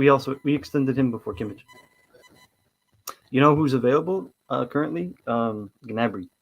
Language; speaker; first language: English; native; English